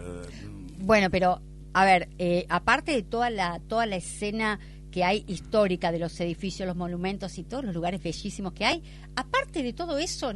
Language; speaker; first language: Spanish; native; Spanish